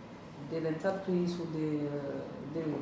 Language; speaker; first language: French; non-native, learner; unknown